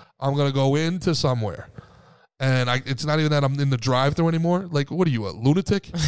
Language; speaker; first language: English; native; English